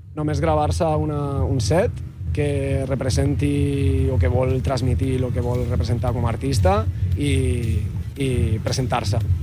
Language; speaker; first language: Catalan; non-native, local second language; Spanish